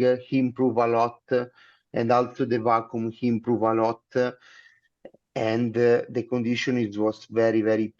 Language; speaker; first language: English; non-native, learner; Italian